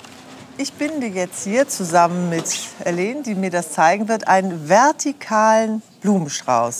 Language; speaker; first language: German; native; German